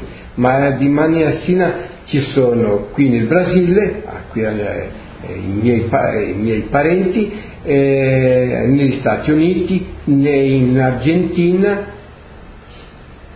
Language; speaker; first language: Italian; early bilingual, heritage; Portuguese